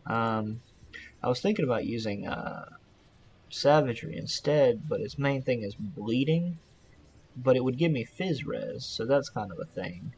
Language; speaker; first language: English; native; English